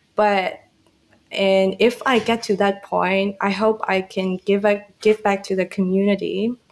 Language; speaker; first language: English; non-native, fluent; Burmese